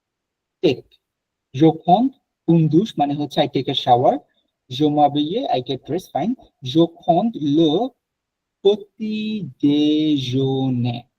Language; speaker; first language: French; non-native, fluent; Bangla